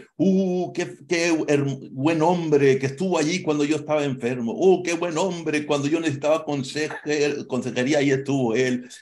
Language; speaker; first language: Spanish; native; Spanish